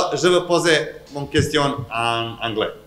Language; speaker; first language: French; non-native, learner; Serbian